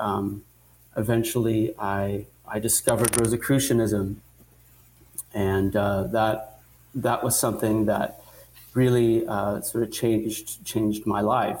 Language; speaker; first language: English; native; English